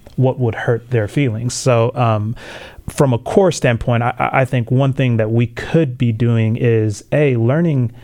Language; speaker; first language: English; early bilingual, other home language; Swahili